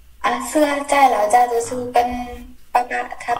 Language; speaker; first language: Chinese; non-native, learner; Vietnamese